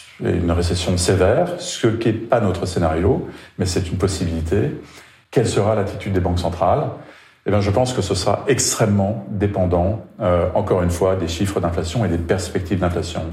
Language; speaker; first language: French; native; French